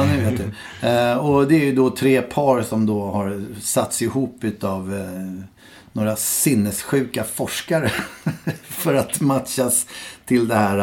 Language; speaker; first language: Swedish; native; Swedish